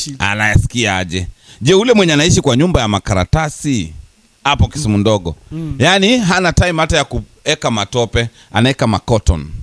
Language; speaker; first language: Swahili; native; Swahili